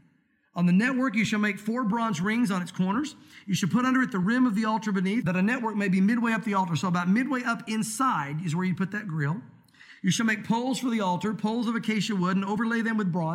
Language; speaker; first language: English; native; English